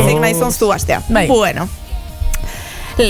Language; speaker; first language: Basque; native; Basque